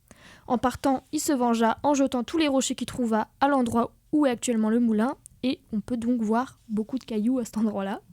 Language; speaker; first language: French; native; French